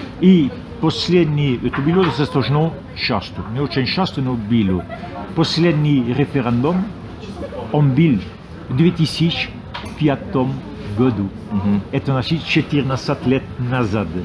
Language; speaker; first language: Russian; non-native, fluent; French